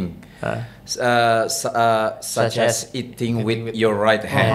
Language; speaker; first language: English; non-native, learner; Indonesian